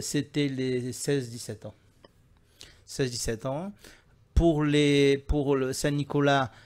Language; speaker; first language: French; native; French